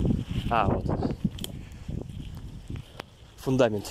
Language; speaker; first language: Russian; native; Russian